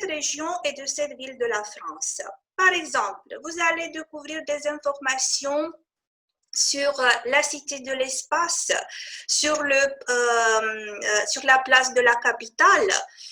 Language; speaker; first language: French; non-native, fluent; Romanian